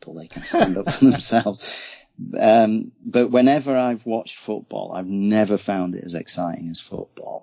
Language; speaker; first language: English; native; English